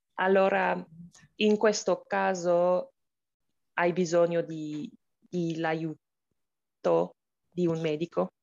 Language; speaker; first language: Italian; non-native, learner; English